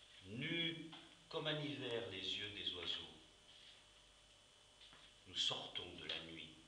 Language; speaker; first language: French; native; French